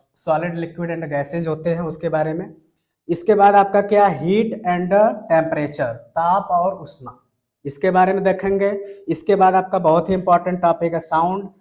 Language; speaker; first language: Hindi; native; Hindi